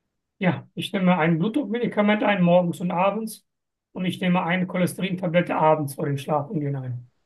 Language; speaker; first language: German; non-native, fluent; Turkish